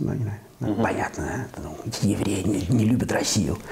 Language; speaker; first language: Russian; early bilingual, heritage; Russian